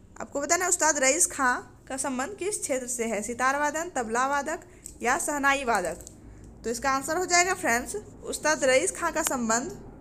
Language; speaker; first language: Hindi; native; Hindi